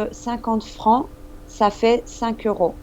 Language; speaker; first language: French; non-native, fluent; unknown